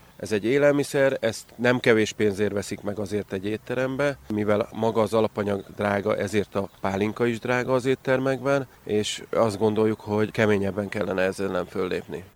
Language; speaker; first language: Hungarian; native; Hungarian